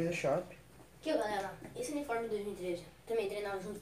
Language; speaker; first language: Portuguese; native; Portuguese